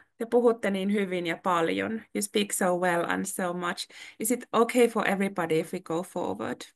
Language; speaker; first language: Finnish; native; Finnish